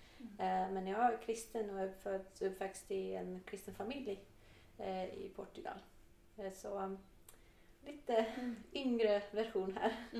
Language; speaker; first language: Swedish; non-native, fluent; Portuguese